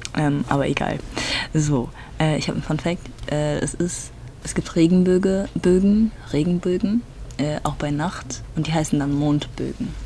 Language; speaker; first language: German; native; German